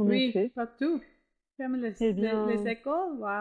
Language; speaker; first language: French; non-native, fluent; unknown